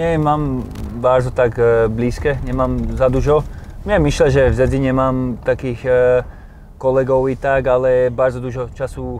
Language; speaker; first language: Polish; non-native, learner; Slovak